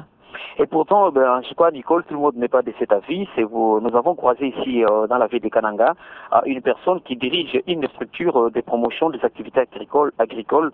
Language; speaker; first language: French; non-native, local second language; Luba-Lulua